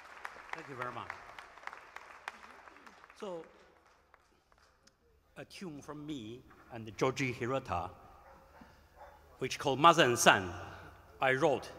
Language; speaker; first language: English; non-native, fluent; Chinese